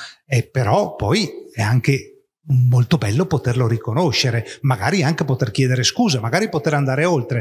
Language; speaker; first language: Italian; native; Italian